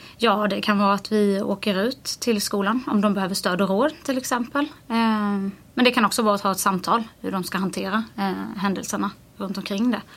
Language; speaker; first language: Swedish; native; Swedish